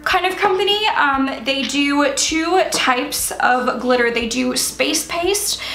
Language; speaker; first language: English; native; English